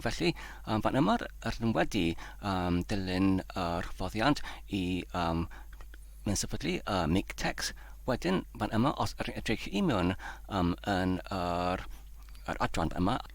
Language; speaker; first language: Welsh; non-native, fluent; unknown